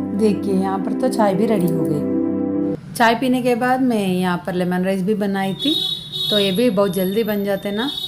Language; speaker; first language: Hindi; non-native, local second language; Telugu